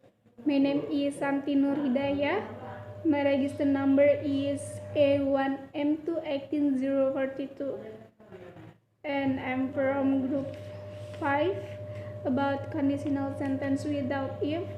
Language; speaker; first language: English; non-native, learner; Indonesian